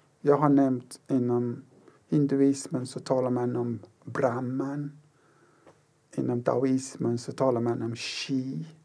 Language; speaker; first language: Swedish; non-native, fluent; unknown